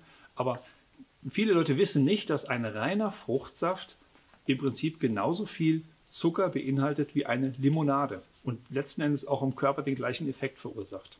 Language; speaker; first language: German; native; German